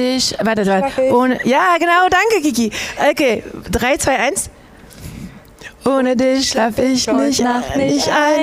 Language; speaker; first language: German; non-native, fluent; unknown